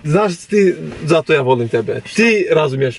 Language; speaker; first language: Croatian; non-native, learner; Albanian